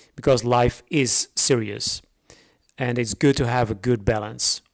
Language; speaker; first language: English; non-native, fluent; Dutch